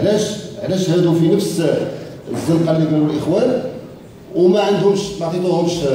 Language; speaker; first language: Arabic; native; Arabic